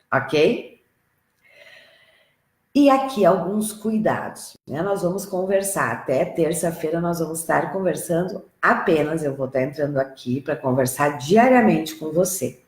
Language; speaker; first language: Portuguese; native; Portuguese